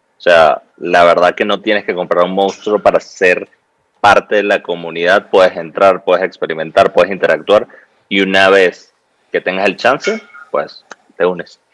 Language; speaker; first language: Spanish; native; Spanish